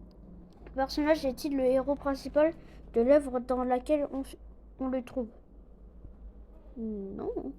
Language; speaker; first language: French; non-native, local second language; Arabic